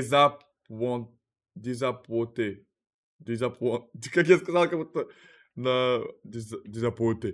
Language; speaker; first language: French; non-native, learner; Russian